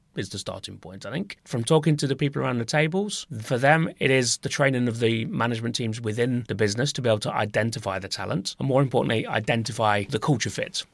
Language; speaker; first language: English; native; English